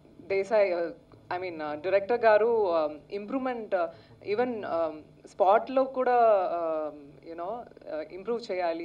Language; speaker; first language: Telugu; non-native, learner; Tamil